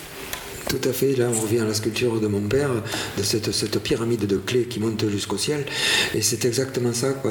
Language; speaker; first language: French; native; French